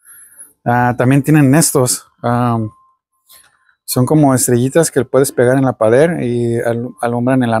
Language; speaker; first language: Spanish; early bilingual, heritage; Spanish